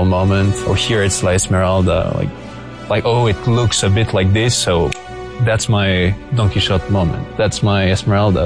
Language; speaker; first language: English; non-native, fluent; French